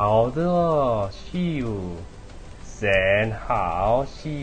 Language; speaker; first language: Chinese; non-native, learner; Malay